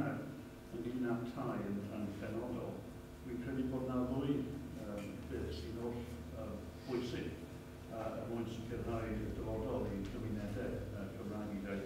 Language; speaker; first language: Welsh; native; Welsh